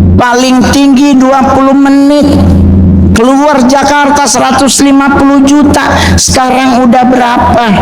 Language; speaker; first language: Indonesian; native; Indonesian